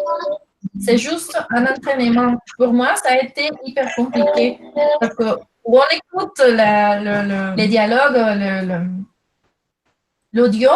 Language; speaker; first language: French; non-native, fluent; Spanish